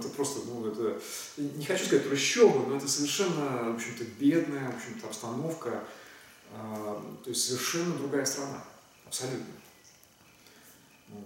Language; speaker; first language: Russian; native; Russian